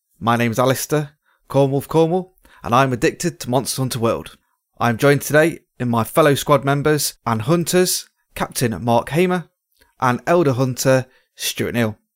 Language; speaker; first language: English; native; English